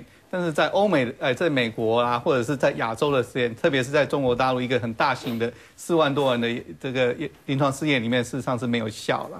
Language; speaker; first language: Chinese; native; Chinese